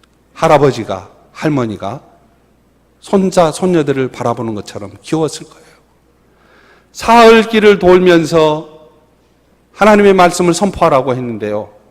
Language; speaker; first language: Korean; native; Korean